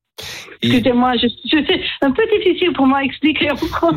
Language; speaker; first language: French; non-native, learner; English